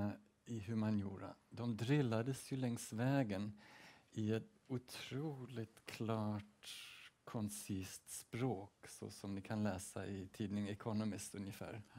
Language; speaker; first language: Swedish; early bilingual, heritage; Swedish